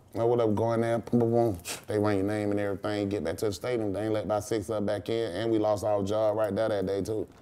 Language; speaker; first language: English; native; English